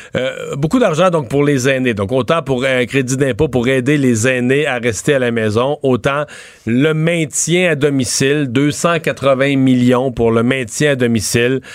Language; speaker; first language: French; native; French